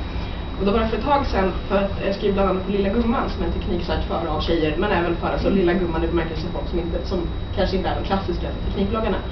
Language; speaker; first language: Swedish; native; Swedish